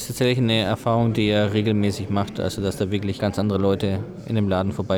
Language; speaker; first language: German; native; German